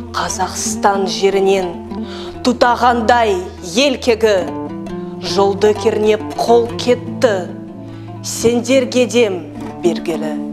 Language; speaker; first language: Kazakh; non-native, local second language; Russian